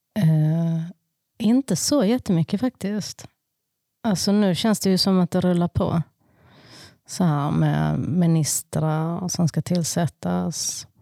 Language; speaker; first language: Swedish; early bilingual, other home language; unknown